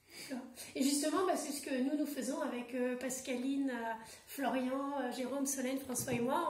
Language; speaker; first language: French; native; French